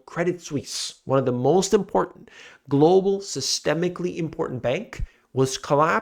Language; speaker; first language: English; native; English